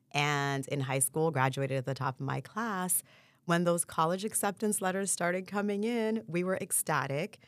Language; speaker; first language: English; early bilingual, other home language; Haitian Creole